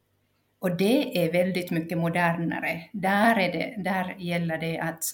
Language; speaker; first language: Swedish; non-native, local second language; Finnish